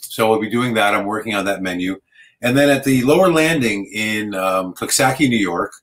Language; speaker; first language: English; native; English